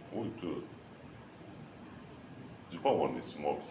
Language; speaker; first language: Indonesian; non-native, learner; Japanese